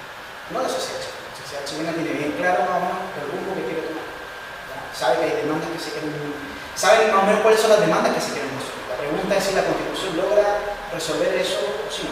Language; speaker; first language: Spanish; native; Spanish